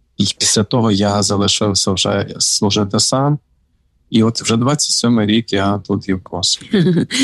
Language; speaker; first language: Ukrainian; native; Ukrainian